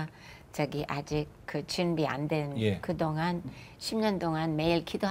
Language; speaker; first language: Korean; non-native, fluent; English